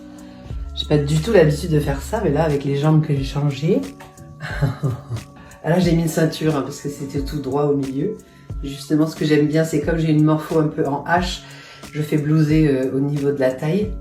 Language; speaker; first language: French; native; French